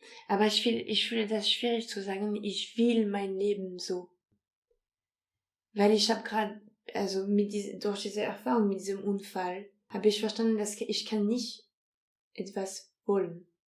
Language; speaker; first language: German; non-native, fluent; French